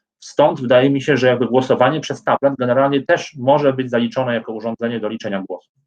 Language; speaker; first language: Polish; native; Polish